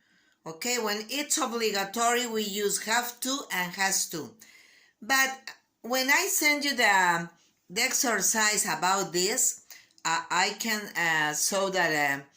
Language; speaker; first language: English; non-native, learner; Spanish